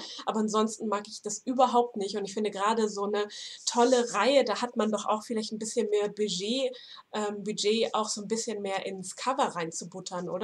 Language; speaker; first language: German; native; German